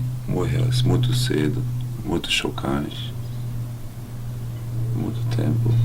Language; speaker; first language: Portuguese; non-native, learner; German